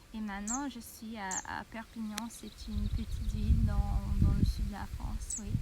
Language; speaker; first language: French; non-native, fluent; English